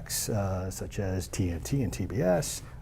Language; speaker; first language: English; native; English